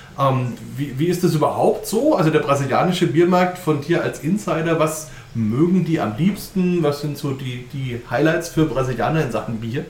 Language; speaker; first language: German; native; German